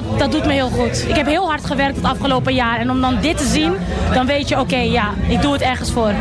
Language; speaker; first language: Dutch; native; Dutch